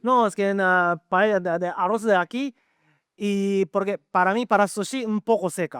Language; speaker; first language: Spanish; non-native, learner; Japanese